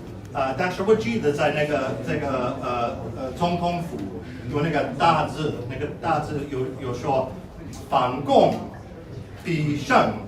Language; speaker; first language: Chinese; non-native, fluent; English